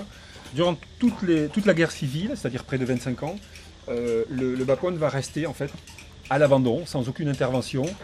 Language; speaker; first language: French; native; French